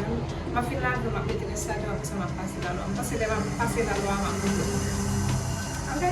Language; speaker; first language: French; non-native, learner; Haitian Creole